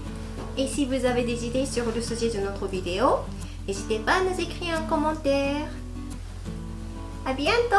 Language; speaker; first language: French; non-native, fluent; Japanese